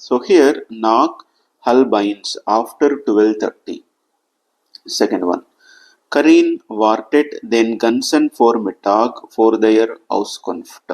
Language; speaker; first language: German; non-native, fluent; Telugu